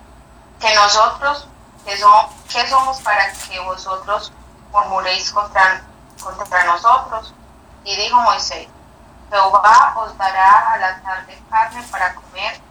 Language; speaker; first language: Spanish; native; Spanish